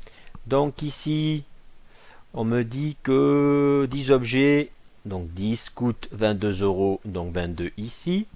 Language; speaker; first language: French; native; French